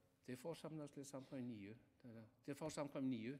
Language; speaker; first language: Danish; non-native, learner; Icelandic